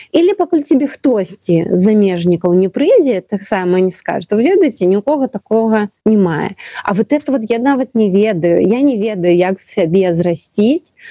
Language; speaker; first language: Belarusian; non-native, local second language; Russian